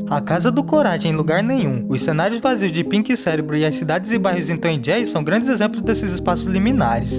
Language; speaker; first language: Portuguese; native; Portuguese